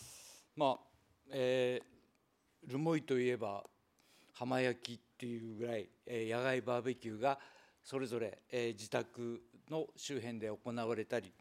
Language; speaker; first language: Japanese; native; Japanese